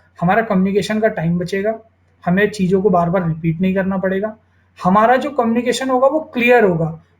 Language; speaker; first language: Hindi; native; Hindi